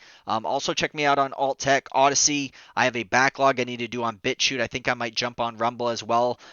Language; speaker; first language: English; native; English